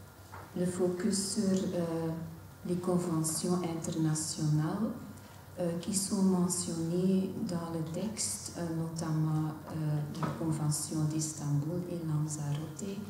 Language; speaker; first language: French; non-native, local second language; Dutch